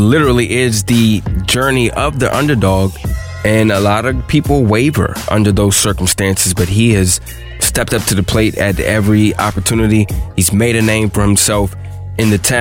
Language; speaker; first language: English; native; English